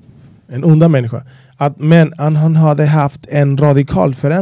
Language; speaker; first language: Swedish; non-native, fluent; Spanish